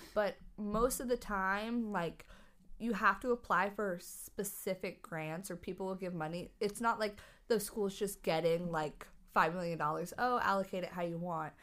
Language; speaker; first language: English; native; English